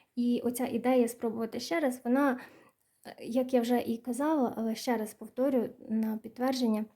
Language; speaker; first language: Ukrainian; non-native, local second language; Russian